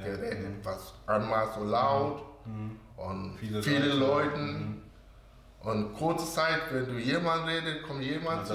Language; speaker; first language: German; non-native, learner; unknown